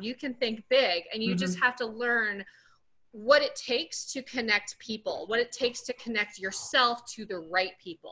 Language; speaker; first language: English; native; English